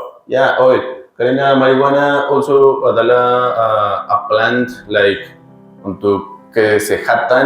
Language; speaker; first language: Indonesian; non-native, learner; Spanish